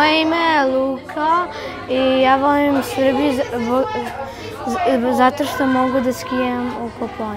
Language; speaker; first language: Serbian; early bilingual, heritage; Serbian